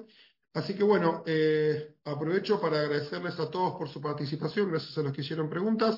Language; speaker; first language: Spanish; native; Spanish